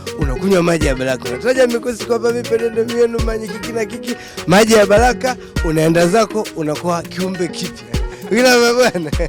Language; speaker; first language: Swahili; non-native, local second language; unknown